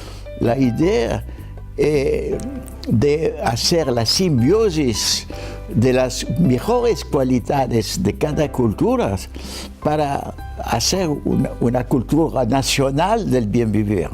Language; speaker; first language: Spanish; non-native, fluent; French